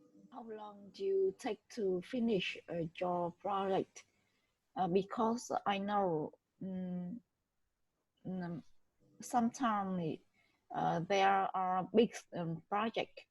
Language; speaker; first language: English; non-native, learner; Vietnamese